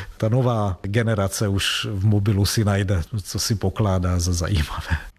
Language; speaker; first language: Czech; non-native, fluent; Hungarian